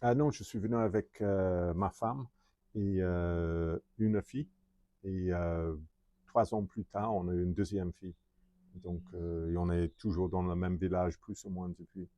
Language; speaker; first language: French; non-native, fluent; English